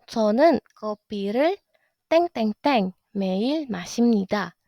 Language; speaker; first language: Korean; non-native, fluent; Indonesian